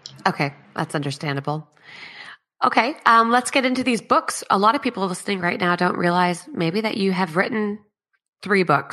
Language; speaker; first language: English; native; English